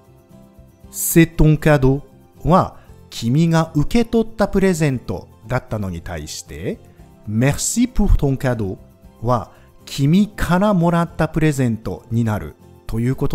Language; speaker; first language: Japanese; native; Japanese